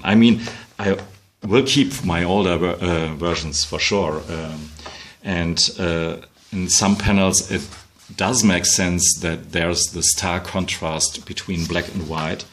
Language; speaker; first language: English; non-native, fluent; German